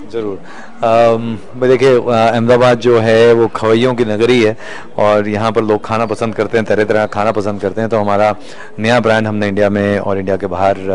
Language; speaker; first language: Hindi; native; Hindi